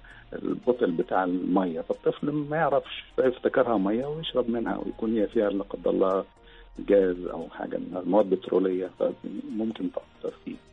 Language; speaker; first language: Arabic; native; Arabic